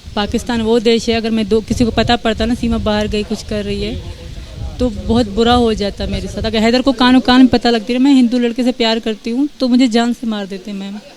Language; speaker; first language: Hindi; non-native, local second language; Sindhi